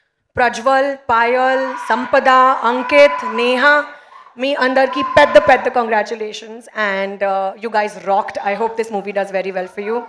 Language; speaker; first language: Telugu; non-native, local second language; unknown